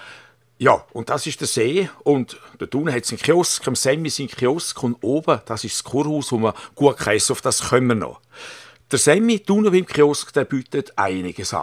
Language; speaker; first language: German; native; German